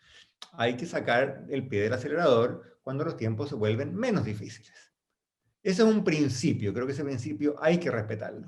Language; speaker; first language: Spanish; native; Spanish